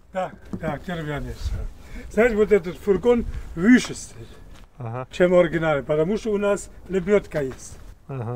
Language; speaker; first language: Russian; non-native, learner; German